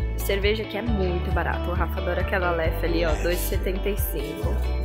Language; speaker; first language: Portuguese; native; Portuguese